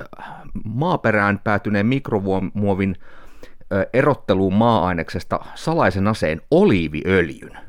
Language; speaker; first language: Finnish; native; Finnish